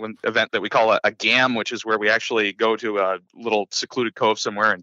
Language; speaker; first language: English; native; English